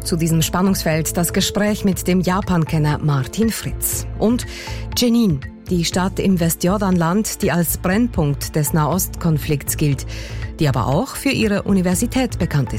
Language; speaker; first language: German; native; German